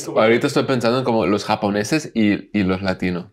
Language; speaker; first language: Spanish; non-native, learner; English